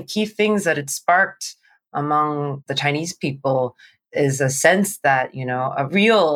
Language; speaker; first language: English; non-native, local second language; Cantonese